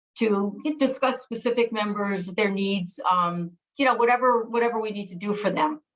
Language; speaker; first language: English; native; English